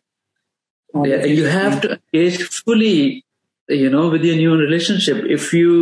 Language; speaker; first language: English; non-native, local second language; Urdu